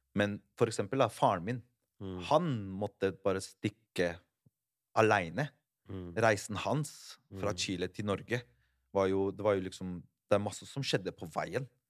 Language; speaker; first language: Norwegian; early bilingual, other home language; Spanish